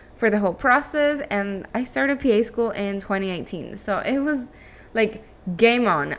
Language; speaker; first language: English; non-native, fluent; Spanish